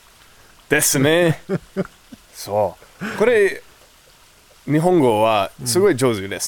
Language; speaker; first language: Japanese; non-native, learner; English